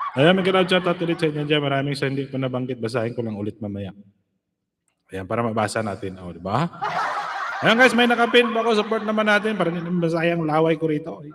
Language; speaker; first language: Filipino; non-native, local second language; Hiligaynon